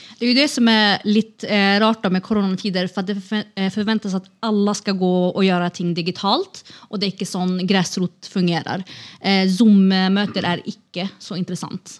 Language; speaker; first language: Norwegian; non-native, fluent; Kurdish